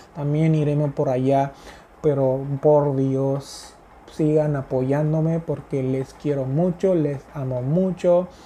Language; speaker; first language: Spanish; non-native, fluent; Hindi